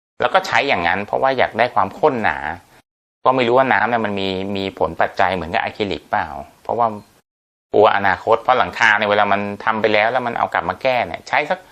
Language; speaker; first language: Thai; native; Thai